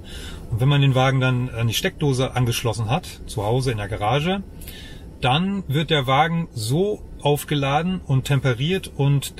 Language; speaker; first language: German; native; German